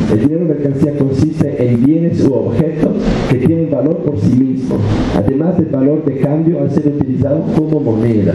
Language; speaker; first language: Spanish; non-native, fluent; Italian